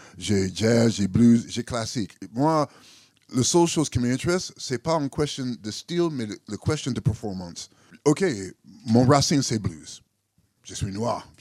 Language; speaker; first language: French; non-native, learner; English